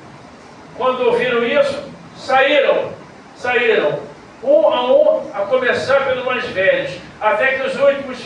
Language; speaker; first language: Portuguese; native; Portuguese